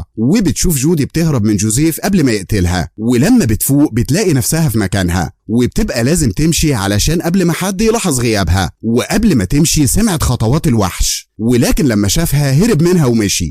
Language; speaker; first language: Arabic; native; Arabic